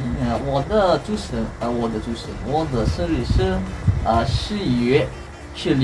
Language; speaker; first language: Chinese; non-native, learner; Malay